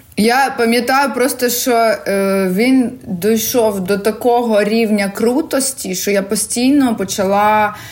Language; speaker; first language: Ukrainian; non-native, local second language; Russian